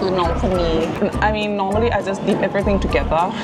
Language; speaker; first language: English; non-native, fluent; Thai